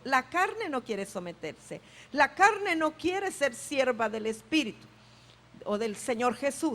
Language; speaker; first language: Spanish; native; Spanish